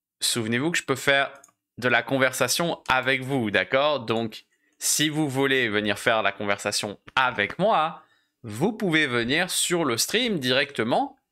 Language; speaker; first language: French; native; French